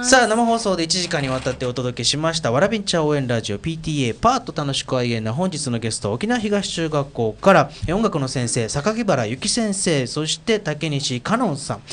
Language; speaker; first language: Japanese; native; Japanese